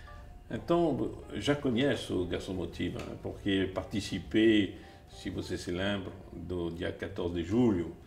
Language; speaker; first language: Portuguese; non-native, fluent; French